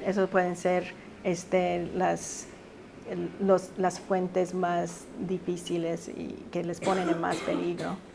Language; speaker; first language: Spanish; early bilingual, heritage; Spanish